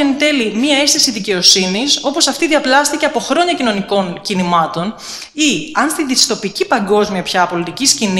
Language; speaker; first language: Greek; native; Greek